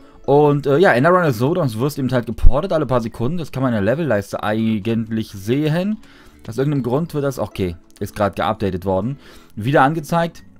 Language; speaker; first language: German; native; German